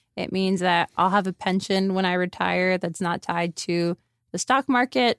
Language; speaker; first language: English; native; English